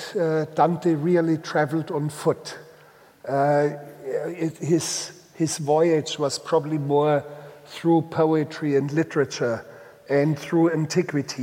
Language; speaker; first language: English; non-native, fluent; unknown